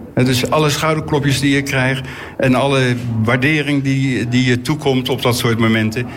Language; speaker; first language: Dutch; native; Dutch